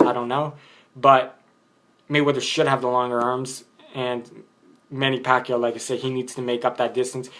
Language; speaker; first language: English; native; English